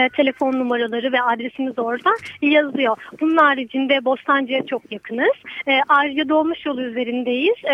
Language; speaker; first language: Turkish; native; Turkish